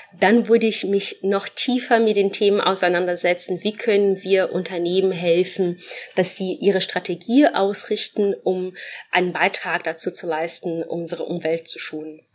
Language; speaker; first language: German; non-native, fluent; Portuguese